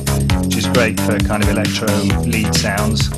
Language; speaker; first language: English; native; English